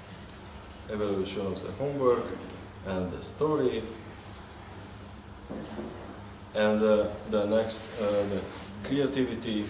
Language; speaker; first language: English; non-native, learner; Hungarian